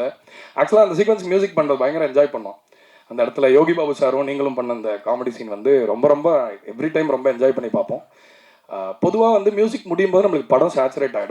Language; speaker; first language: Tamil; native; Tamil